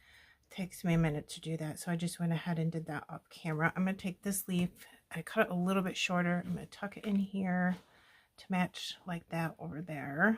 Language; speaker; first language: English; native; English